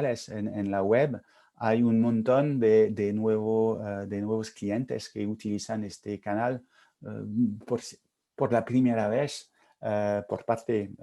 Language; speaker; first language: Spanish; non-native, fluent; French